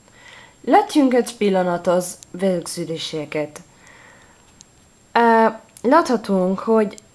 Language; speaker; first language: Hungarian; non-native, learner; Italian